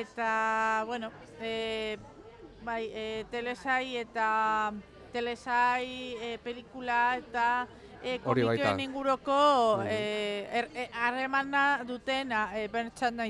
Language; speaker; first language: Basque; non-native, local second language; Spanish